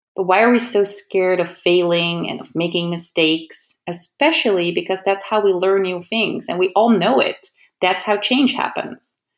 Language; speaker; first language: English; non-native, fluent; Dutch